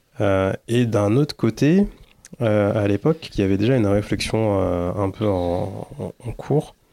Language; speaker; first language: French; early bilingual, other home language; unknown